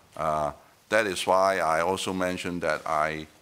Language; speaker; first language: English; non-native, local second language; Cantonese